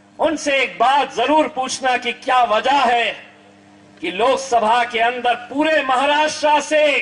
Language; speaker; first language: Urdu; native; Urdu